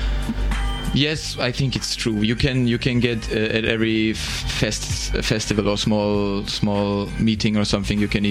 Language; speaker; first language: English; non-native, fluent; German